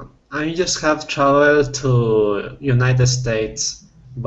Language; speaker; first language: English; non-native, fluent; Spanish